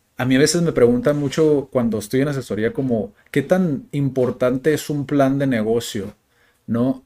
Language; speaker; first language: Spanish; native; Spanish